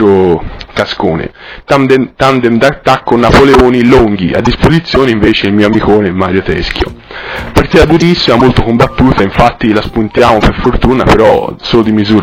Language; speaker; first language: Italian; native; Italian